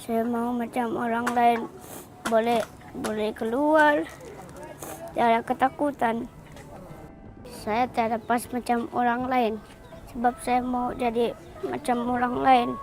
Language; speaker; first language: Indonesian; early bilingual, other home language; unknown